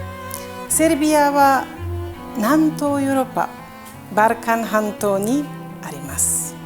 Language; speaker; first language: Japanese; non-native, fluent; Serbian